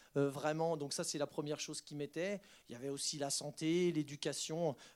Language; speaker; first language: French; native; French